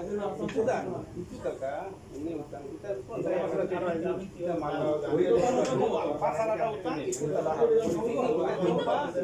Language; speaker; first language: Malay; non-native, learner; Bangla